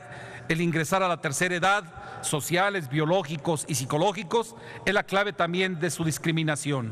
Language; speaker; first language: Spanish; native; Spanish